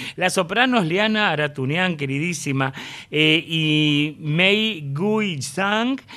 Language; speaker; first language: Spanish; native; Spanish